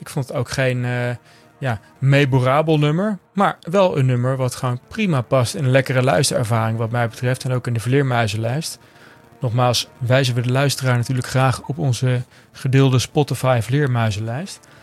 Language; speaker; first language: Dutch; native; Dutch